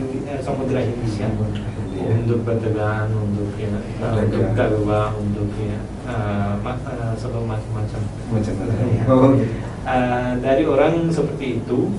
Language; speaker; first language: Indonesian; non-native, learner; Malayalam